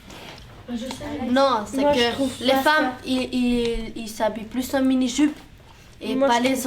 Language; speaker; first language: French; early bilingual, other home language; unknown